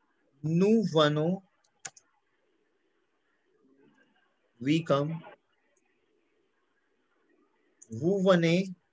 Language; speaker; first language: French; non-native, fluent; Hindi